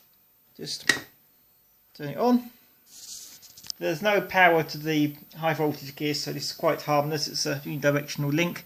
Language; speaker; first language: English; native; English